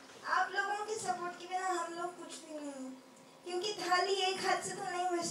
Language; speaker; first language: Hindi; non-native, local second language; Kannada